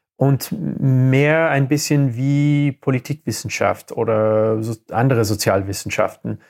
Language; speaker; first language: German; non-native, fluent; English